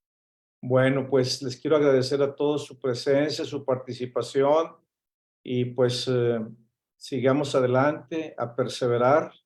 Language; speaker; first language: Spanish; native; Spanish